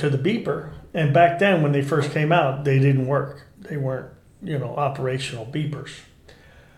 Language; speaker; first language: English; native; English